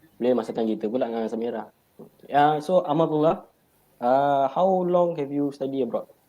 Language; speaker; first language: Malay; native; Malay